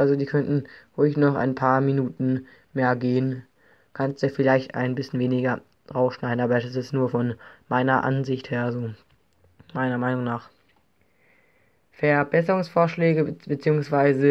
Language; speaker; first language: German; native; German